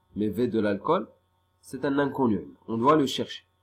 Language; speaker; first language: French; non-native, local second language; Arabic